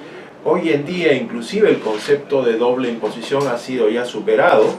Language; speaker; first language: Spanish; native; Spanish